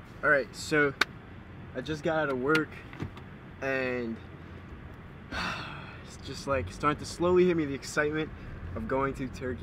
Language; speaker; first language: English; early bilingual, other home language; Turkish